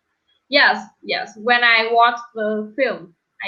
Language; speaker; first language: English; non-native, learner; Vietnamese